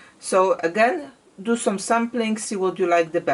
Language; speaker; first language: English; non-native, fluent; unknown